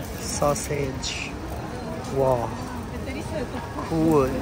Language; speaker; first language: English; non-native, learner; Filipino